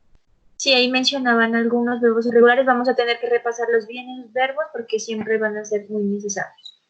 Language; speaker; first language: Spanish; native; Spanish